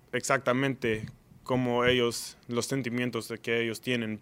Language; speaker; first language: Spanish; early bilingual, other home language; English